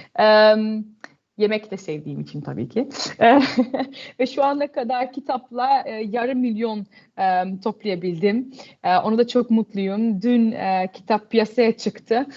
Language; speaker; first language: Turkish; early bilingual, heritage; Turkish